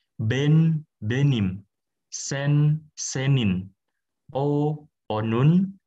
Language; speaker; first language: Turkish; non-native, fluent; Indonesian